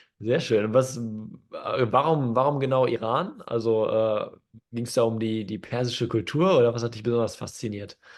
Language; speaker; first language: German; native; German